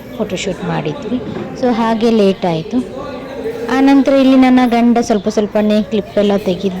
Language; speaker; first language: Kannada; non-native, local second language; Tulu